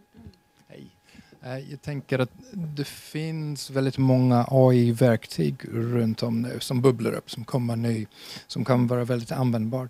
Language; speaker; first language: Swedish; non-native, fluent; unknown